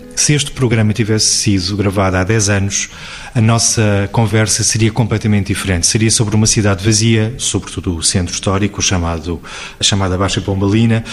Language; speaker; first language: Portuguese; native; Portuguese